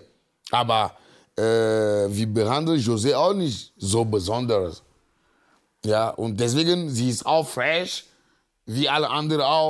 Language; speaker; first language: German; non-native, fluent; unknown